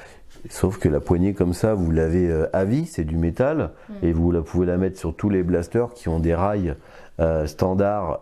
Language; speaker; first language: French; native; French